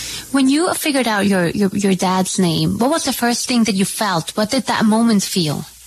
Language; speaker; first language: English; non-native, fluent; Spanish